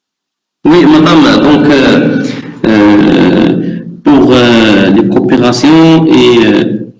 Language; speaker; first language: French; non-native, learner; Arabic